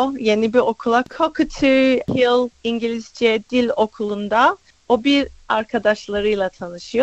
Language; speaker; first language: Turkish; early bilingual, other home language; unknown